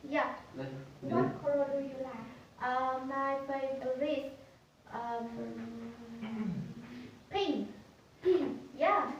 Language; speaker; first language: English; non-native, learner; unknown